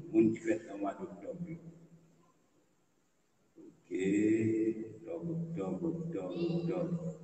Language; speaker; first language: French; non-native, local second language; Haitian Creole